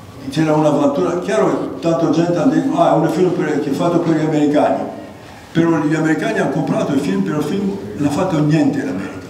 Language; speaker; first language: Italian; non-native, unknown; Greek